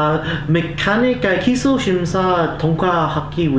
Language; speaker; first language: Korean; non-native, learner; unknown